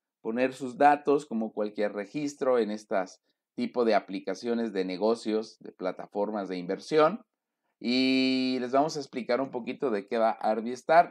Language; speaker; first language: Spanish; native; Spanish